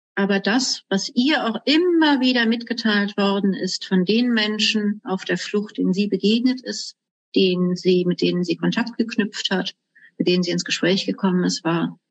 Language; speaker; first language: German; native; German